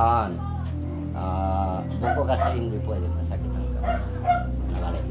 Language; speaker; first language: Filipino; non-native, learner; Spanish